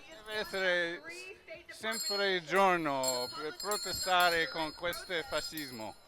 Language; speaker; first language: Italian; non-native, learner; English